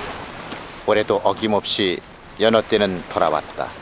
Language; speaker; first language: Korean; native; Korean